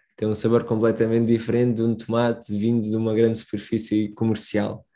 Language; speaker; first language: Portuguese; early bilingual, other home language; Romanian